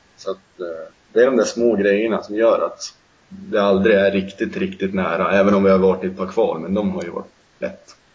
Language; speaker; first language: Swedish; native; Swedish